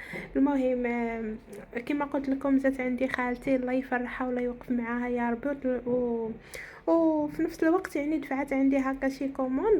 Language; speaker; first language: Arabic; native; Arabic